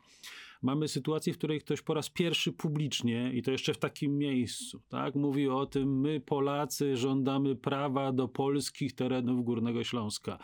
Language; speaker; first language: Polish; native; Polish